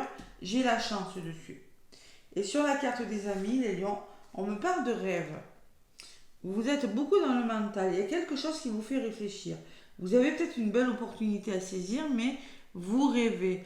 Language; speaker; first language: French; native; French